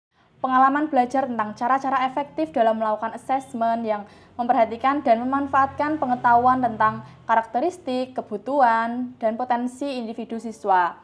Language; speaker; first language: Indonesian; native; Indonesian